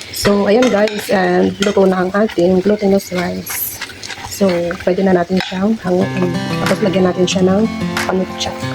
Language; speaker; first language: Filipino; non-native, local second language; Iloko